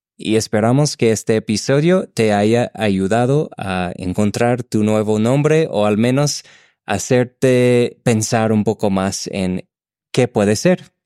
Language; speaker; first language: Spanish; non-native, fluent; English